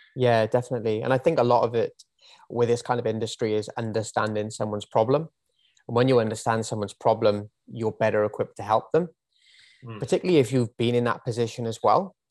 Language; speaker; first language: English; native; English